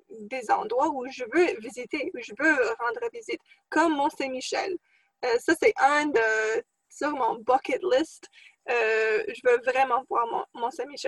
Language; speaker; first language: French; non-native, fluent; English